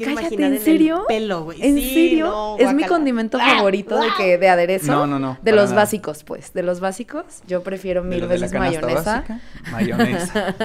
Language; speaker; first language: Spanish; native; Spanish